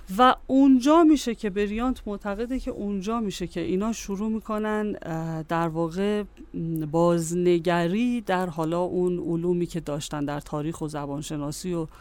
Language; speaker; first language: Persian; native; Persian